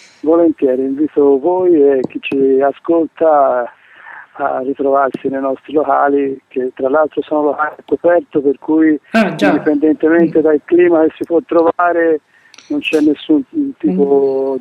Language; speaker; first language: Italian; native; Italian